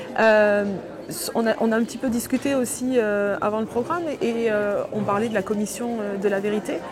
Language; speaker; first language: French; native; French